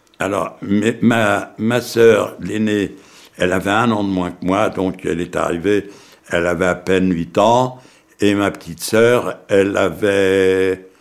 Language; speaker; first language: French; early bilingual, other home language; Yiddish